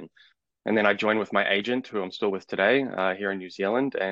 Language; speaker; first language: English; native; English